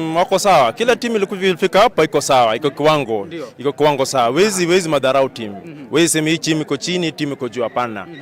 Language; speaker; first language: Swahili; non-native, local second language; Luo (Kenya and Tanzania)